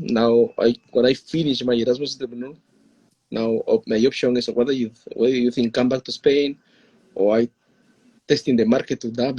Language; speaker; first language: English; non-native, learner; Spanish